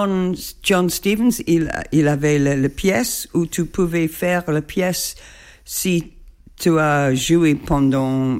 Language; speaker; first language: French; non-native, learner; English